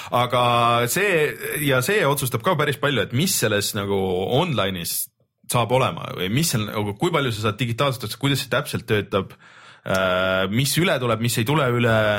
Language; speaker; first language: Estonian; native; Estonian